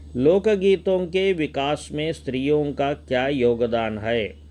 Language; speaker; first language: Hindi; non-native, local second language; Telugu